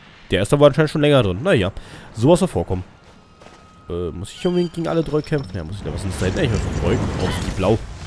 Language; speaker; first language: German; native; German